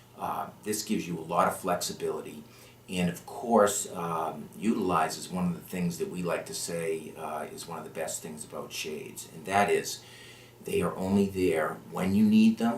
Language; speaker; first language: English; native; English